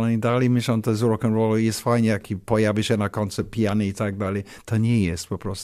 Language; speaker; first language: Polish; non-native, learner; English